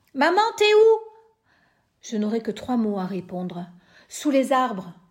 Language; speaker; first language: French; native; French